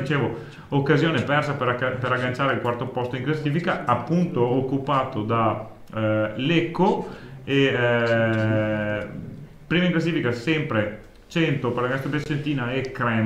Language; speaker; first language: Italian; native; Italian